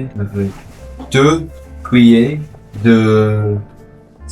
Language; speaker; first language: French; non-native, learner; English